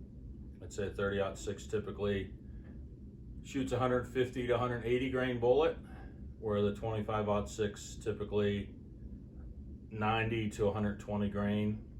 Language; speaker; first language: English; native; English